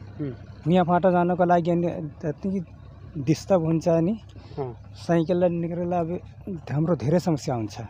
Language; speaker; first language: Nepali; non-native, local second language; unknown